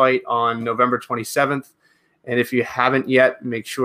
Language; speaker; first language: English; native; English